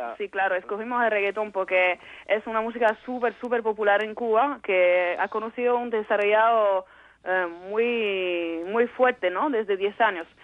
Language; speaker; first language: Spanish; non-native, fluent; Polish